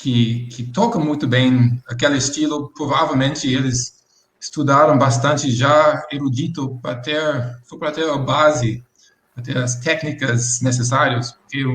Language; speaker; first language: Portuguese; non-native, fluent; English